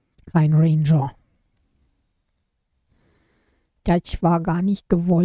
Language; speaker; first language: German; native; German